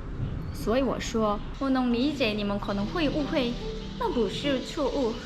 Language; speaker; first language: Chinese; non-native, learner; Korean